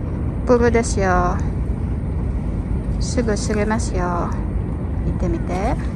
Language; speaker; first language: Japanese; non-native, learner; Filipino